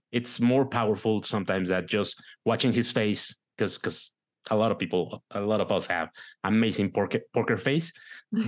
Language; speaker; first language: English; non-native, fluent; Spanish